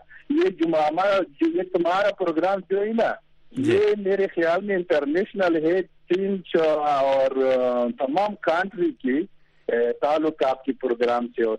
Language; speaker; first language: Hindi; non-native, fluent; Pashto